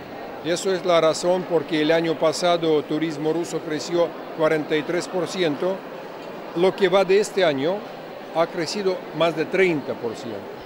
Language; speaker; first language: Spanish; non-native, fluent; Russian